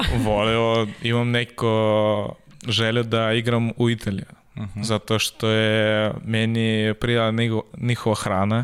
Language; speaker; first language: Serbian; non-native, learner; Russian